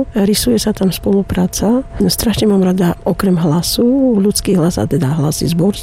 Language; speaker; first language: Slovak; non-native, fluent; Armenian